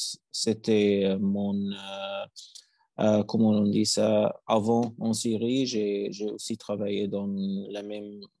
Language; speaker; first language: French; non-native, learner; Arabic